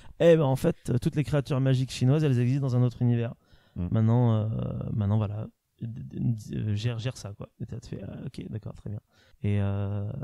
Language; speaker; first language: French; native; French